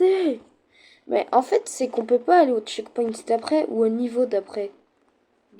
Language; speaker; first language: French; native; French